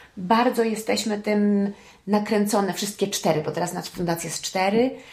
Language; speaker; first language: Polish; early bilingual, heritage; Polish